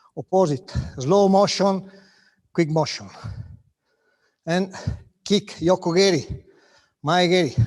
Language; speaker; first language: English; non-native, learner; Italian